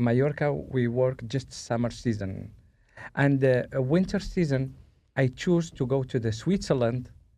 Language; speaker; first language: English; non-native, learner; Spanish